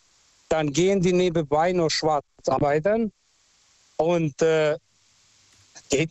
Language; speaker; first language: German; non-native, local second language; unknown